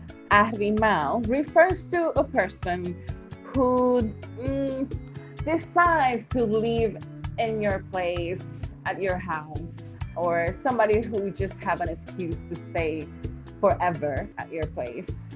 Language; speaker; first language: English; non-native, fluent; Spanish